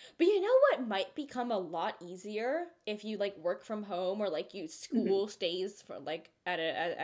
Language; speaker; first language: English; early bilingual, other home language; Telugu